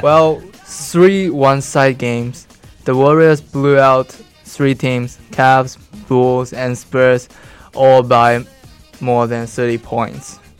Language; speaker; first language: English; non-native, fluent; Chinese